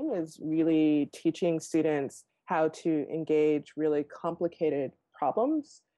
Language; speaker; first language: English; native; English